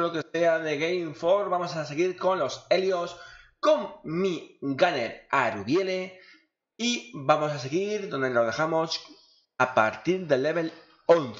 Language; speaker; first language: Spanish; native; Spanish